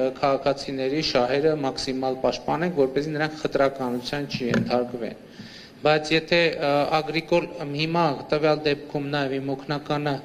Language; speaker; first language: Armenian; native; Armenian